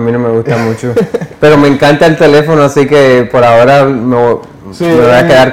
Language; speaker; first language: Spanish; early bilingual, heritage; English